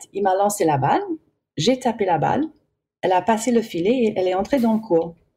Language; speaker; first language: French; early bilingual, heritage; English